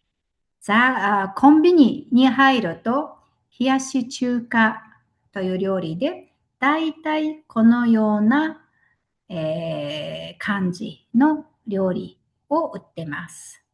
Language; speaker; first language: Japanese; non-native, fluent; Mongolian